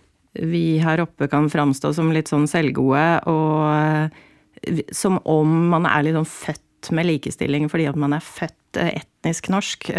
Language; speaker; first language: Norwegian; native; Norwegian